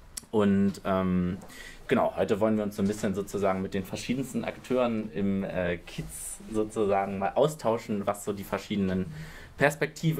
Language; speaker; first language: German; native; German